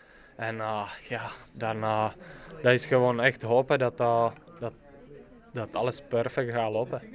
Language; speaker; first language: Dutch; non-native, fluent; Czech